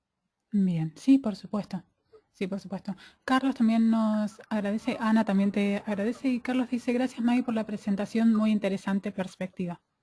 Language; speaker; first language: Spanish; native; Spanish